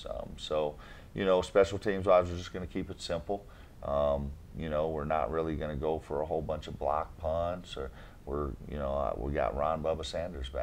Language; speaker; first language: English; native; English